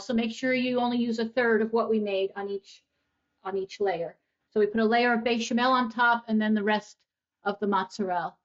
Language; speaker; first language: English; native; English